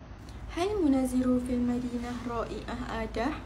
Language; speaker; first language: Arabic; non-native, learner; Malay